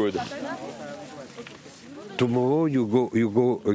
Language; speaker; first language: English; non-native, learner; French